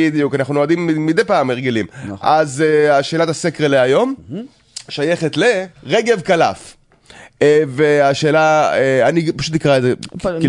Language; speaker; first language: Hebrew; native; Hebrew